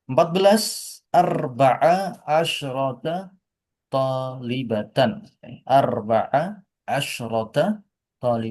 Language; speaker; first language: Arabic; non-native, fluent; Indonesian